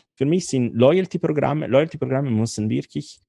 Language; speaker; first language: German; non-native, fluent; Italian